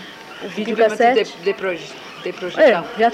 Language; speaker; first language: Portuguese; non-native, fluent; Spanish